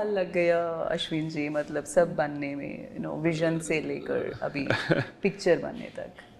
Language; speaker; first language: Hindi; non-native, local second language; Telugu